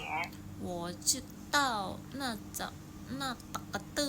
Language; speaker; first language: Chinese; non-native, learner; Thai